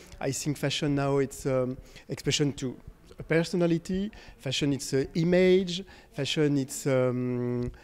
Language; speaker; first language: English; non-native, fluent; French